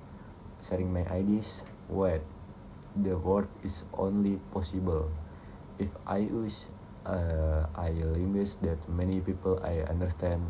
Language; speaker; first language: English; non-native, learner; Indonesian